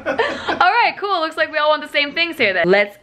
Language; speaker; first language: English; native; English